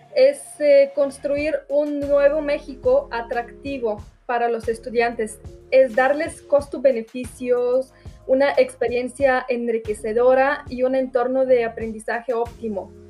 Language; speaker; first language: Spanish; non-native, fluent; Bulgarian